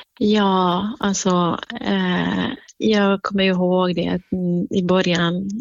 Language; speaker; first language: Swedish; non-native, fluent; Central Kurdish